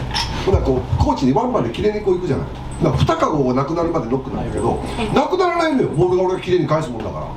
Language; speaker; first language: Japanese; native; Japanese